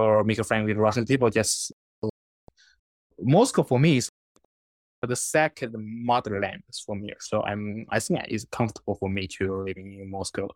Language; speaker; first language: English; non-native, learner; Chinese